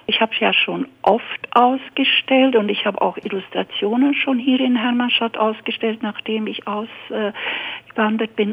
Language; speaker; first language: German; native; German